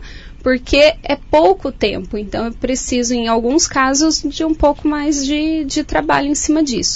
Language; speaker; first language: Portuguese; native; Portuguese